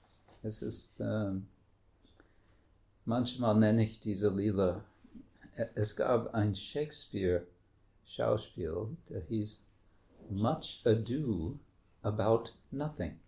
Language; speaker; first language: German; non-native, fluent; English